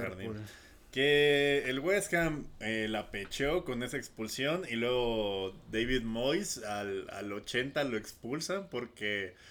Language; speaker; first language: Spanish; native; Spanish